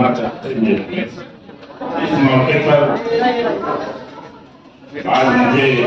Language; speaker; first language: Hindi; native; Hindi